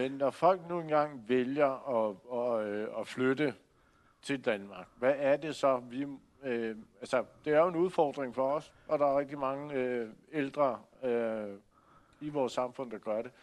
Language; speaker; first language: Danish; native; Danish